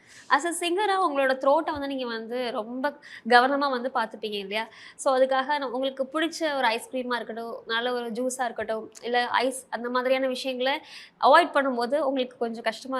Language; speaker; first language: Tamil; native; Tamil